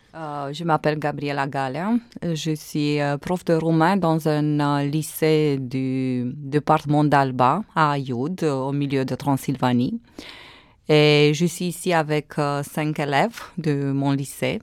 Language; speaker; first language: French; non-native, fluent; Romanian